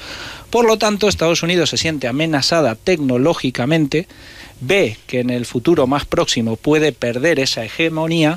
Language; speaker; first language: Spanish; native; Spanish